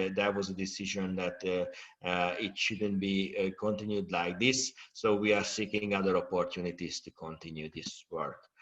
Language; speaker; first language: English; non-native, fluent; Hungarian